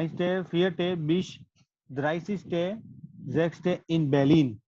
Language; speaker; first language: German; non-native, learner; Gujarati